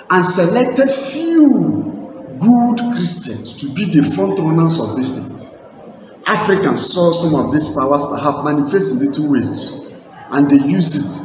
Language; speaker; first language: English; non-native, local second language; Igbo